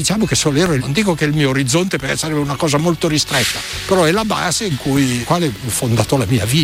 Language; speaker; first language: Italian; native; Italian